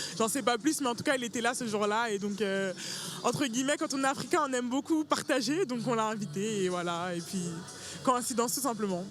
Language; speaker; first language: French; early bilingual, other home language; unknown